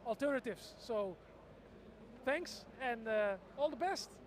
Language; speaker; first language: English; non-native, fluent; Dutch